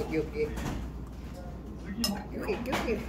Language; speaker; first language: Japanese; non-native, learner; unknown